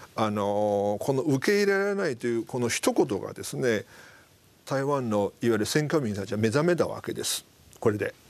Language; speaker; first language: Japanese; non-native, fluent; Chinese